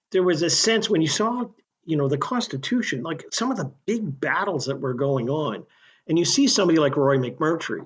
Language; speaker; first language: English; native; English